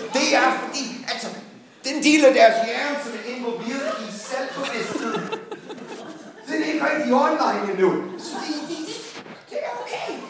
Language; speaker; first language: Danish; non-native, fluent; English